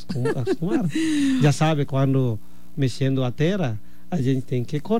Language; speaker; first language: Portuguese; non-native, fluent; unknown